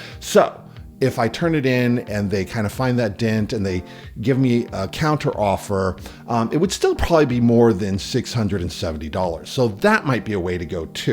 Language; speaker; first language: English; native; English